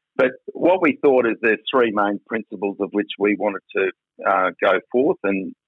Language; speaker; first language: English; native; English